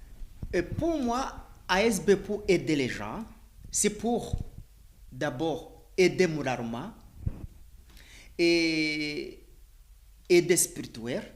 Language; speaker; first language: French; non-native, learner; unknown